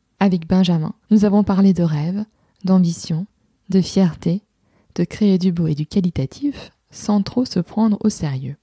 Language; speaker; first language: French; native; French